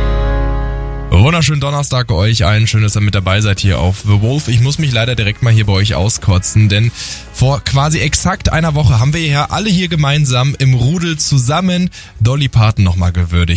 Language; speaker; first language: German; native; German